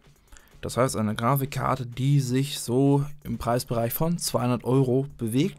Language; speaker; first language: German; native; German